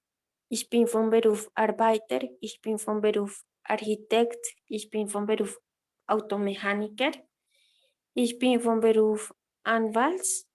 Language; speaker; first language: German; non-native, fluent; Spanish